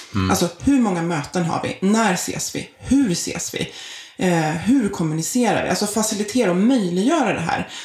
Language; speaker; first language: Swedish; native; Swedish